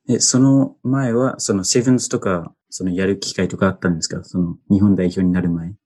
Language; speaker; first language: Japanese; early bilingual, heritage; Japanese